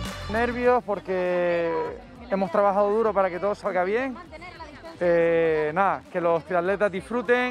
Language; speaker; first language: Spanish; native; Spanish